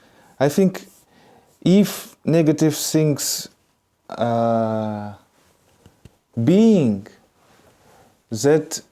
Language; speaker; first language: English; non-native, learner; Russian